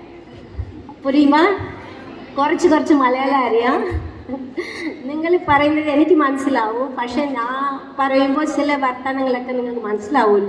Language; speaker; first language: Malayalam; non-native, learner; Tamil